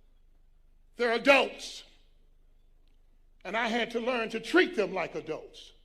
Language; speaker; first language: English; native; English